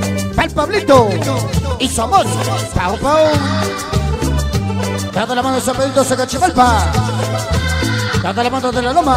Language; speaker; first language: Spanish; native; Spanish